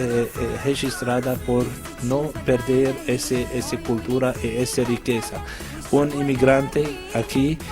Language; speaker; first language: Portuguese; non-native, fluent; Arabic